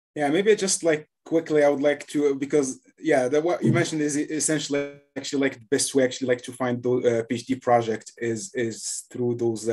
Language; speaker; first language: English; non-native, fluent; Arabic